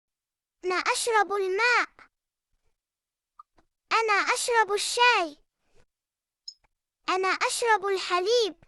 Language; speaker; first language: Arabic; non-native, fluent; Urdu